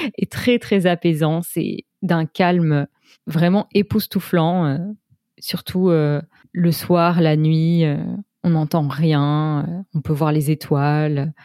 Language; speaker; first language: French; native; French